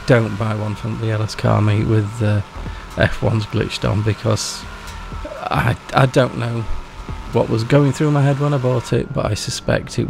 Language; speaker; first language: English; native; English